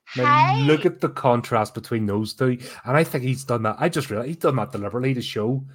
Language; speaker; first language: English; native; English